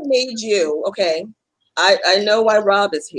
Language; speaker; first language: English; native; English